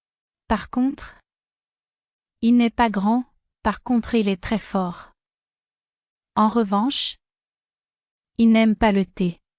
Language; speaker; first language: French; non-native, fluent; Spanish